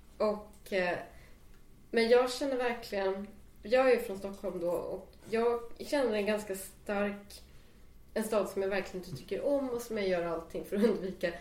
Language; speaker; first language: Swedish; native; Swedish